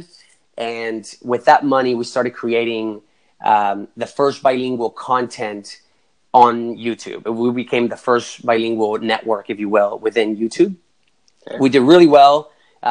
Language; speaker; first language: English; non-native, fluent; Spanish